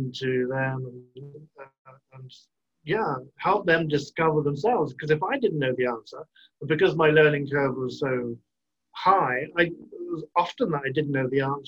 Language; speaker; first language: English; native; English